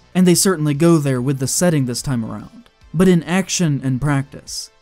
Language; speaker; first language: English; native; English